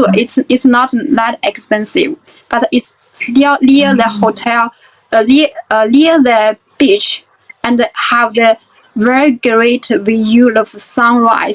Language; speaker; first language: English; non-native, fluent; Chinese